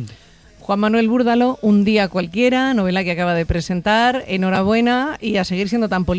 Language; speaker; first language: Spanish; native; Spanish